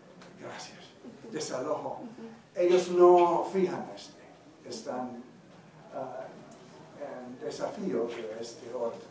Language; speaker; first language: Spanish; non-native, learner; English